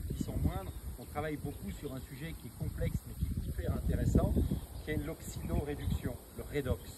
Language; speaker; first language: French; native; French